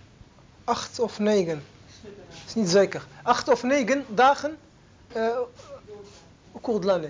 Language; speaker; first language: Dutch; non-native, learner; Arabic